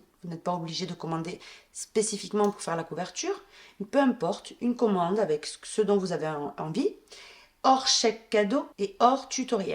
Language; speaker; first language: French; native; French